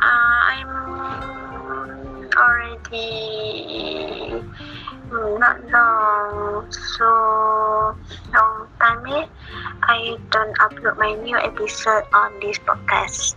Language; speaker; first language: English; non-native, learner; Malay